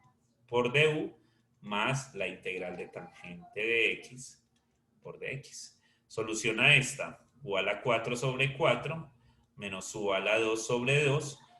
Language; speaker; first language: Spanish; native; Spanish